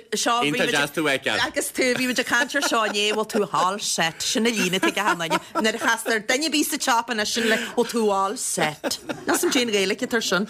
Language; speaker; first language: Irish; native; Irish